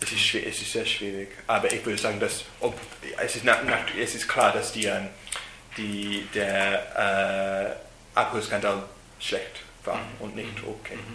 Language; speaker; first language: German; non-native, learner; English